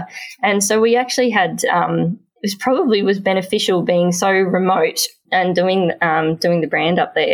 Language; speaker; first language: English; native; English